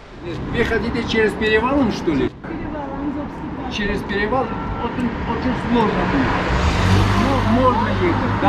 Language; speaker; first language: Russian; non-native, local second language; Tajik